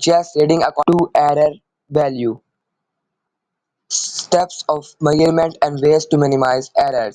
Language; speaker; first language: English; non-native, local second language; Urdu